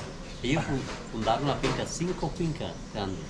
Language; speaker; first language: Spanish; native; Spanish